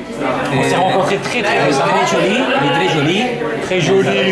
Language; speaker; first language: French; native; French